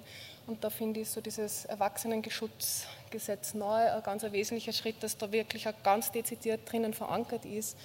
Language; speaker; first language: German; native; German